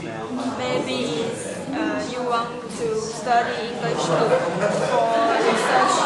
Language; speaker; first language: English; non-native, fluent; Chinese